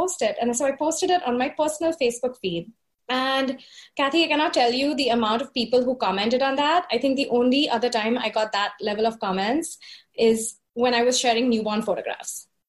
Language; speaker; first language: English; non-native, local second language; Hindi